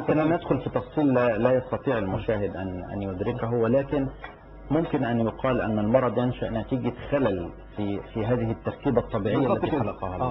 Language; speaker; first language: Arabic; native; Arabic